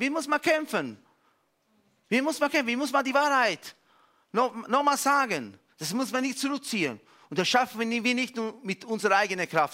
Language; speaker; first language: German; non-native, fluent; Italian